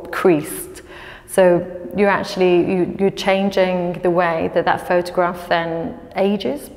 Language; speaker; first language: English; native; English